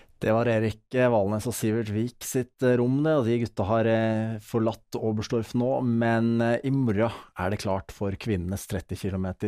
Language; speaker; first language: Norwegian; native; Norwegian